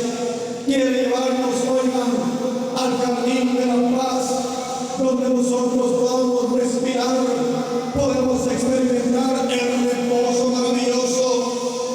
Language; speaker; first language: Spanish; native; Spanish